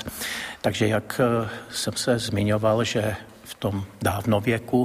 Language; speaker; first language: Czech; native; Czech